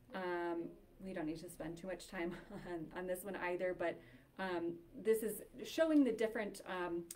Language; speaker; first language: English; native; English